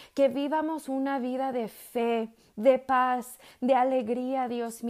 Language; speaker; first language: Spanish; early bilingual, heritage; Spanish